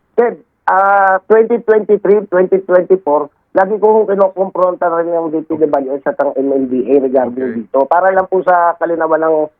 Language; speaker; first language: Filipino; native; Filipino